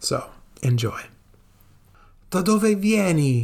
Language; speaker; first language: Italian; non-native, learner; English